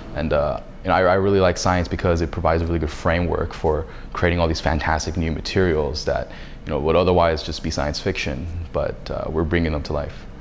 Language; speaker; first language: English; native; English